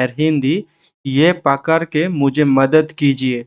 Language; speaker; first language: Hindi; non-native, learner; Bangla